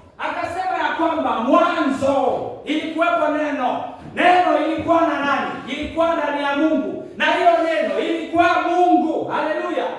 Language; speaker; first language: Swahili; non-native, local second language; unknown